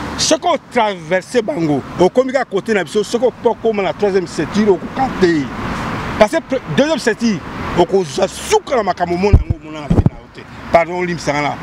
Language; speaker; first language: Lingala; non-native, local second language; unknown